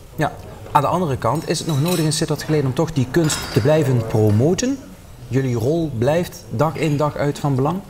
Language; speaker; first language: Dutch; native; Dutch